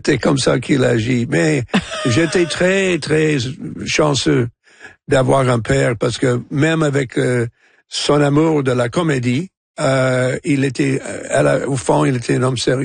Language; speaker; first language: French; non-native, fluent; English